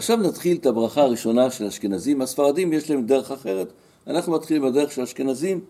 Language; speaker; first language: Hebrew; native; Hebrew